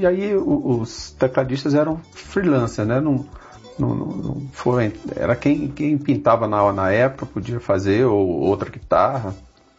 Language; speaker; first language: Portuguese; native; Portuguese